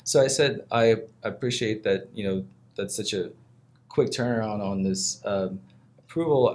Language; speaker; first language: English; non-native, fluent; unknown